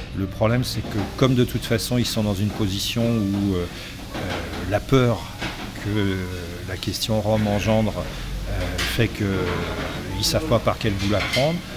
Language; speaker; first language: French; native; French